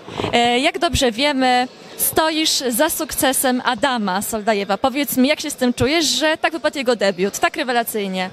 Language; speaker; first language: Polish; native; Polish